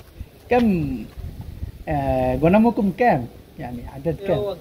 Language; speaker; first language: Arabic; non-native, learner; Bangla